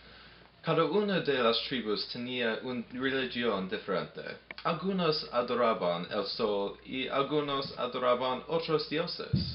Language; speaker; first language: Spanish; non-native, learner; English